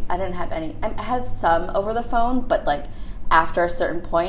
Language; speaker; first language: English; native; English